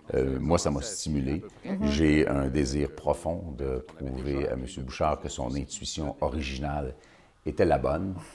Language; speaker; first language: French; native; French